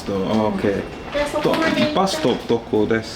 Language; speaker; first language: Japanese; non-native, learner; English